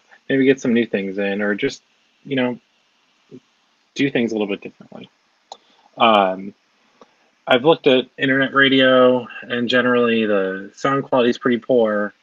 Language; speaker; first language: English; native; English